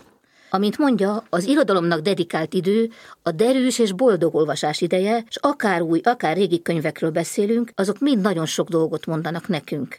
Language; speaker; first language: Hungarian; native; Hungarian